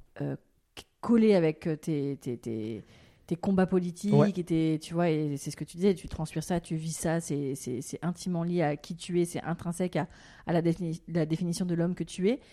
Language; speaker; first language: French; native; French